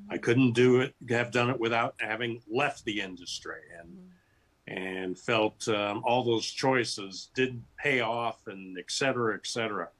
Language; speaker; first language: English; native; English